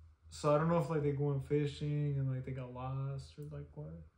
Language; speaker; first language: English; early bilingual, other home language; Spanish